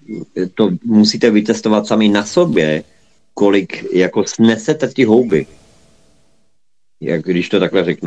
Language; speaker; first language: Czech; native; Czech